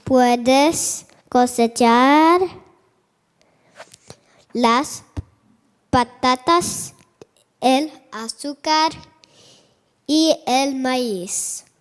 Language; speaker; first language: Spanish; non-native, learner; English